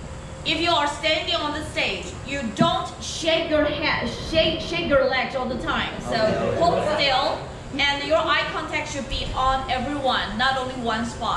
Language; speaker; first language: English; non-native, fluent; Chinese